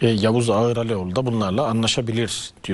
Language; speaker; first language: Turkish; native; Turkish